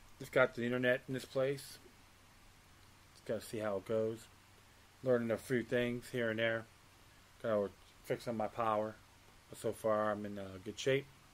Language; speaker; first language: English; native; English